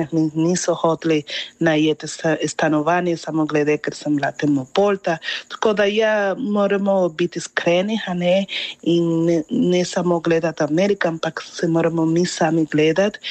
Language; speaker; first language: Slovenian; non-native, fluent; Spanish